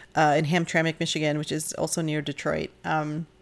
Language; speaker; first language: English; native; English